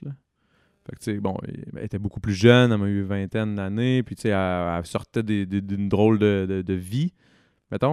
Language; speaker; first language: French; native; French